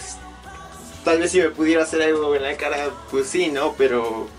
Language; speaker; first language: Spanish; native; Spanish